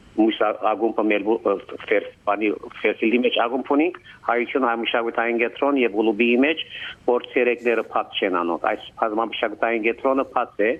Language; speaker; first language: Armenian; early bilingual, heritage; Armenian